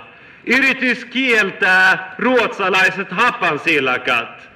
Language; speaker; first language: Finnish; non-native, fluent; Swedish